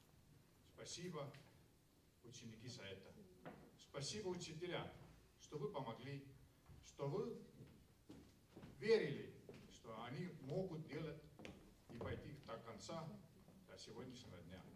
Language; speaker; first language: Russian; non-native, local second language; Estonian